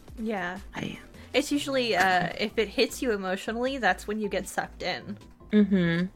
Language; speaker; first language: English; native; English